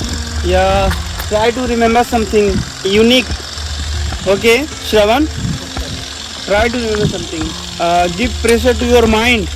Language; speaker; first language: English; non-native, local second language; Hindi